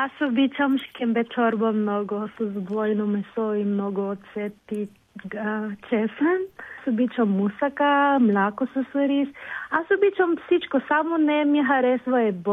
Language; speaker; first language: Bulgarian; non-native, learner; Filipino